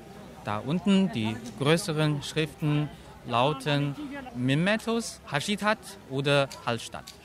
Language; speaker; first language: German; non-native, fluent; Chinese